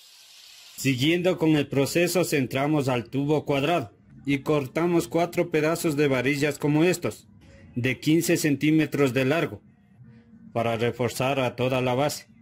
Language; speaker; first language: Spanish; native; Spanish